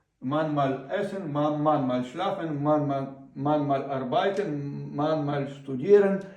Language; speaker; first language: German; non-native, learner; Ukrainian